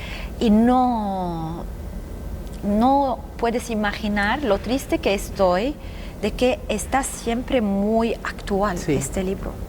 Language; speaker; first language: Spanish; non-native, fluent; Arabic